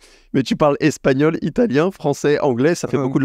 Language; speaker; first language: French; native; French